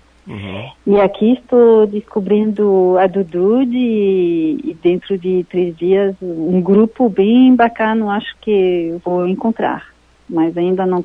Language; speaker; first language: Portuguese; non-native, fluent; French